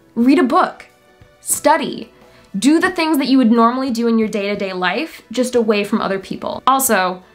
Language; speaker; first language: English; native; English